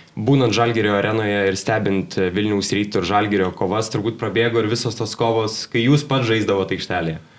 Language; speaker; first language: Lithuanian; native; Lithuanian